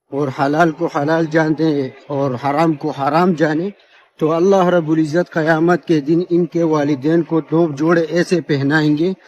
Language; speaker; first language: Urdu; native; Urdu